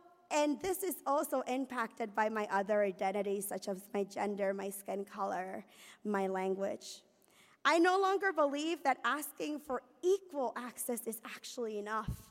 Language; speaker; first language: English; early bilingual, other home language; Spanish